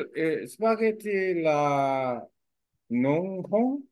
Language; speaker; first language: Vietnamese; non-native, learner; Korean